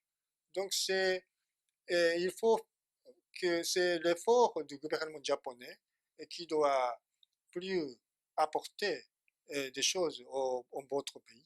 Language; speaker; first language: French; non-native, fluent; Japanese